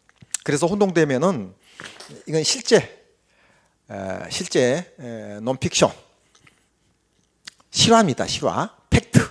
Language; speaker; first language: Korean; native; Korean